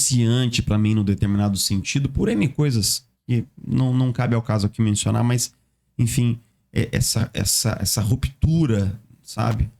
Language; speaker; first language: Portuguese; native; Portuguese